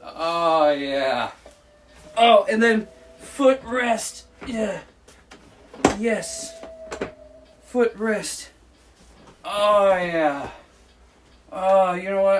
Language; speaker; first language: English; native; English